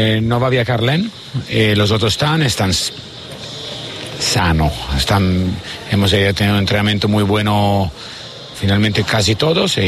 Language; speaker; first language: Spanish; non-native, learner; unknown